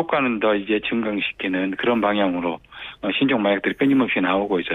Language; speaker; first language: Korean; native; Korean